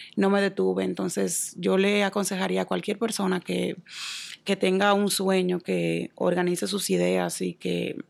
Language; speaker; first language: Spanish; native; Spanish